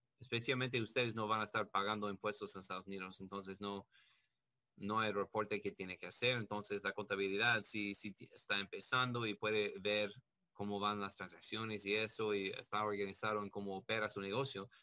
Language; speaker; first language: Spanish; non-native, learner; English